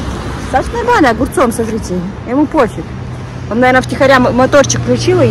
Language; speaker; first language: Russian; native; Russian